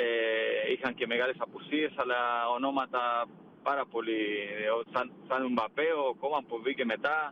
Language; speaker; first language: Greek; non-native, fluent; Spanish